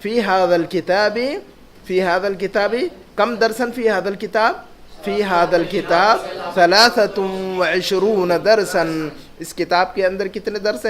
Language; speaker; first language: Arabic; non-native, fluent; Urdu